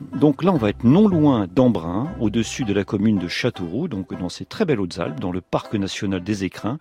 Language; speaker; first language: French; native; French